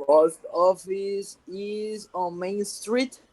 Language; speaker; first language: English; non-native, learner; Spanish